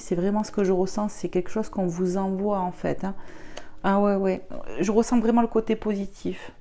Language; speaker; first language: French; native; French